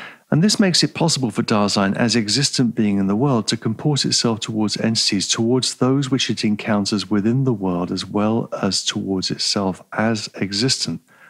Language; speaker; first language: English; native; English